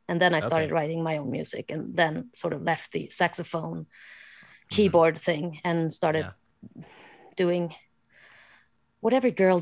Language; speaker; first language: English; non-native, fluent; Swedish